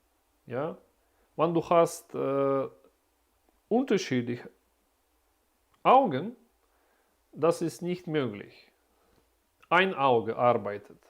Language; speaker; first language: German; non-native, learner; Russian